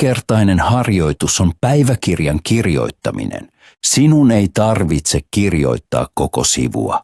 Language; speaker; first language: Finnish; non-native, fluent; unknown